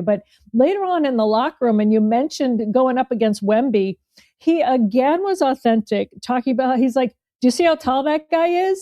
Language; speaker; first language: English; native; English